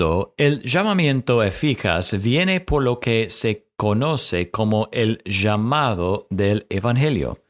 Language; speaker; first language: Spanish; non-native, fluent; English